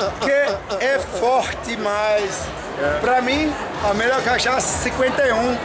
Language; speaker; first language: Portuguese; non-native, fluent; German